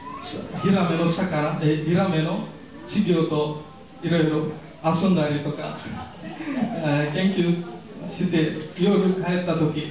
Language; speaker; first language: Japanese; non-native, fluent; Marathi